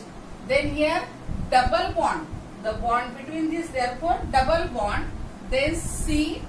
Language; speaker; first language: English; non-native, local second language; Marathi